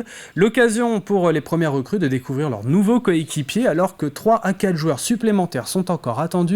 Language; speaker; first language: French; native; French